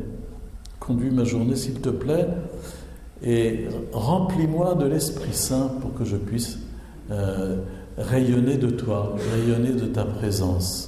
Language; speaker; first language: French; native; French